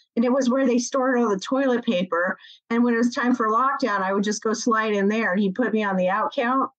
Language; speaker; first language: English; native; English